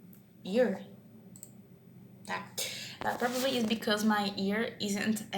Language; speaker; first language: English; non-native, learner; Portuguese